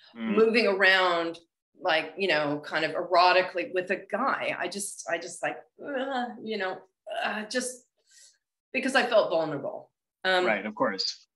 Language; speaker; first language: English; native; English